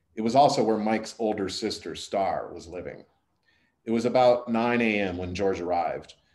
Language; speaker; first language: English; native; English